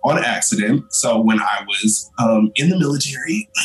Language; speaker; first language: English; native; English